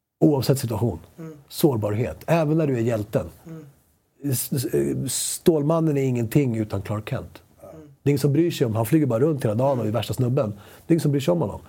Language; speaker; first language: Swedish; early bilingual, other home language; Spanish